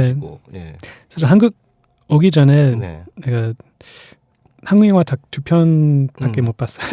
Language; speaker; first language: Korean; non-native, fluent; English